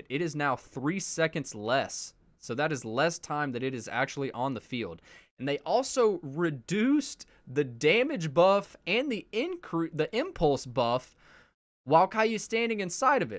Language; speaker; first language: English; native; English